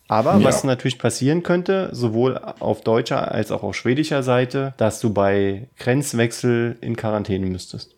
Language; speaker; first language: German; native; German